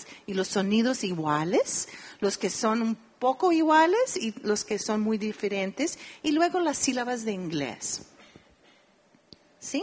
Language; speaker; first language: Spanish; early bilingual, heritage; Spanish